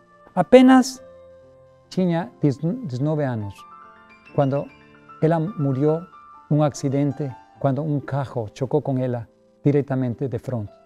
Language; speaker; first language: Portuguese; non-native, learner; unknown